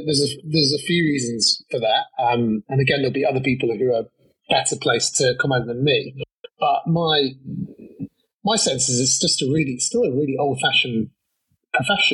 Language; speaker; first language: English; native; English